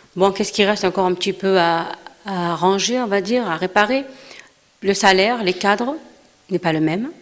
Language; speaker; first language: French; non-native, local second language; Arabic